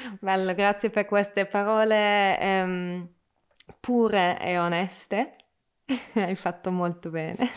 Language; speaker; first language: Italian; non-native, local second language; German